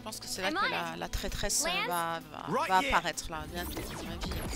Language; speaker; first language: French; native; French